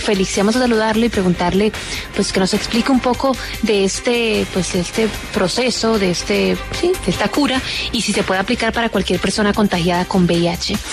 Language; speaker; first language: Spanish; native; Spanish